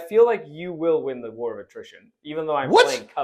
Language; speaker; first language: English; native; English